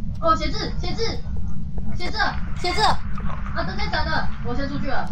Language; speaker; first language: Chinese; native; Chinese